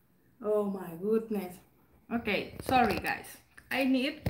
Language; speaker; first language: English; non-native, learner; Spanish